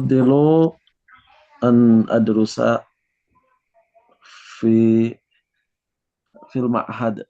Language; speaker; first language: Arabic; non-native, learner; Indonesian